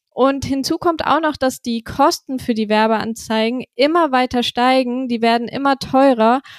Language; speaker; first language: German; native; German